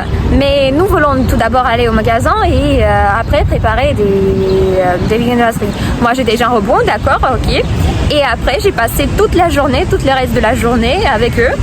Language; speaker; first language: French; non-native, fluent; Russian